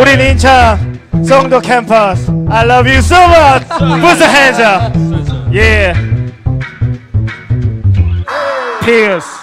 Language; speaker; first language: English; non-native, learner; Korean